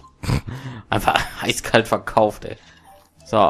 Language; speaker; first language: German; native; German